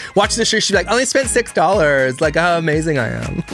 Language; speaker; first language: English; native; English